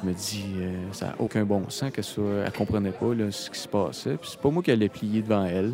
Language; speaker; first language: French; native; French